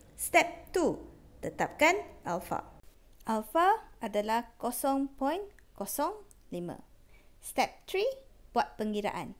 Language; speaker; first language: Malay; non-native, local second language; Chinese